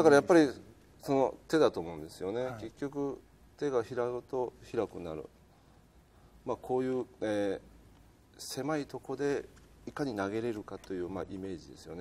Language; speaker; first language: Japanese; native; Japanese